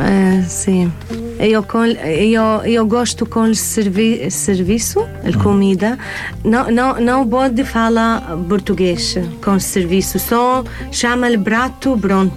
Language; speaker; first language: Portuguese; non-native, learner; Arabic